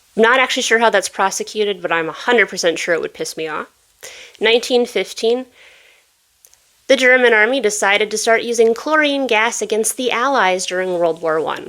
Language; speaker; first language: English; native; English